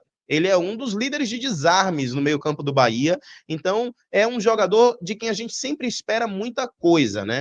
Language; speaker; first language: Portuguese; native; Portuguese